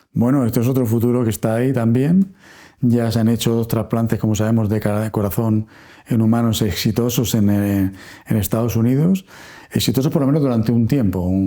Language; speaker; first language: Spanish; native; Spanish